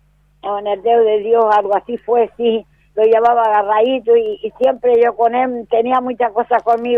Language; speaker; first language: Spanish; native; Spanish